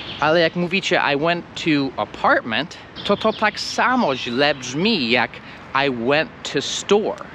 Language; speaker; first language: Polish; non-native, fluent; English